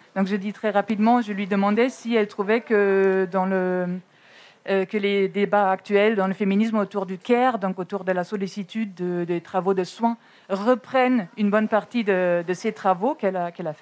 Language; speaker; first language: French; non-native, fluent; German